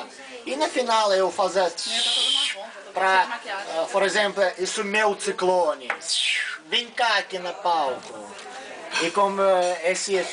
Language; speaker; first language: Portuguese; non-native, learner; Russian